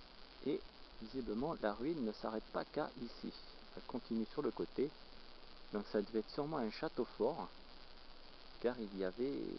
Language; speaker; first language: French; native; French